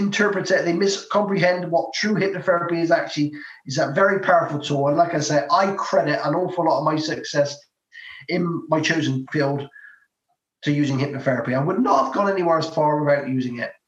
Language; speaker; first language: English; native; English